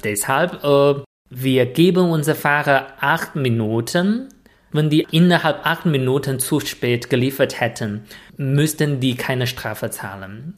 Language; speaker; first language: German; non-native, fluent; Chinese